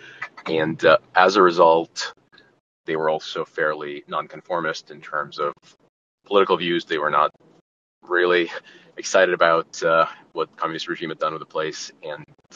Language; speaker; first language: English; non-native, fluent; Ukrainian